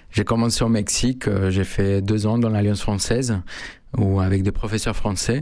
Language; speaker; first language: French; non-native, fluent; Spanish